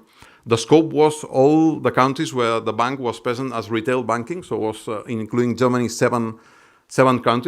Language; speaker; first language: English; non-native, fluent; Catalan